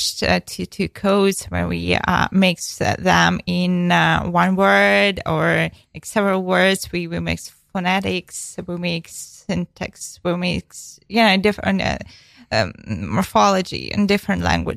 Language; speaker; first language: English; non-native, fluent; Ukrainian